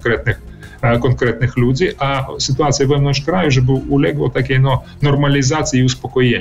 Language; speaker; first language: Polish; early bilingual, heritage; Polish